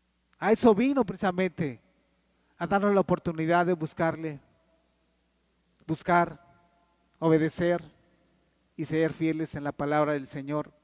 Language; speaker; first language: Spanish; native; Spanish